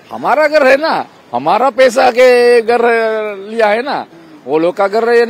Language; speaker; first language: Hindi; non-native, learner; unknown